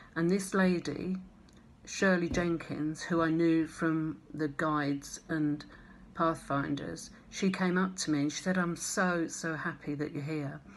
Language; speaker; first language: English; native; English